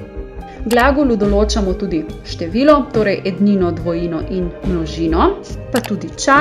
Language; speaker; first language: Slovenian; native; Slovenian